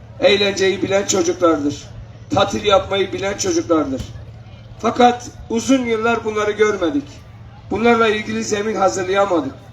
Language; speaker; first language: Turkish; non-native, local second language; Kurdish